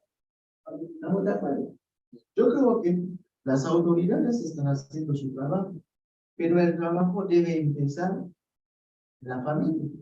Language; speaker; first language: Spanish; non-native, fluent; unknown